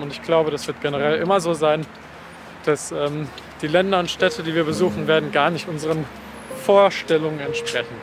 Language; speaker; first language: German; native; German